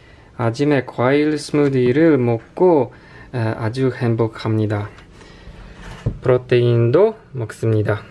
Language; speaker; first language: Korean; non-native, learner; Polish